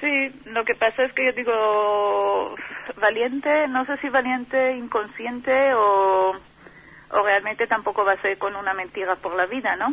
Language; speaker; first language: Spanish; non-native, fluent; Hebrew